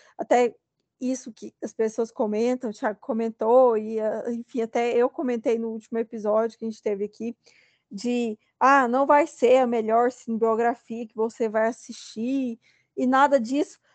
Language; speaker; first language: Portuguese; native; Portuguese